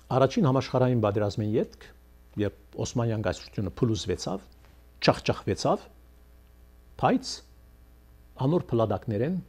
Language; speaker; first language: Armenian; early bilingual, heritage; Armenian